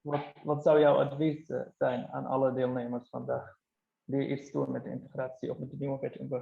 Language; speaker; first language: Dutch; non-native, fluent; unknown